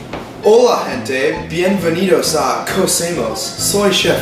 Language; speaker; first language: Spanish; non-native, learner; English